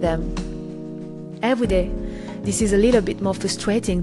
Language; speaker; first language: English; non-native, fluent; French